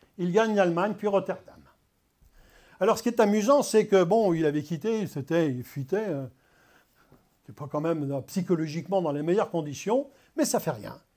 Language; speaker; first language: French; native; French